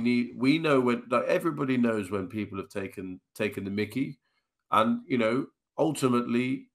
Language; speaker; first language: English; native; English